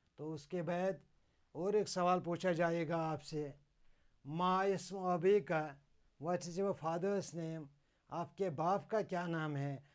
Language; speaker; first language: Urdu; non-native, local second language; Kashmiri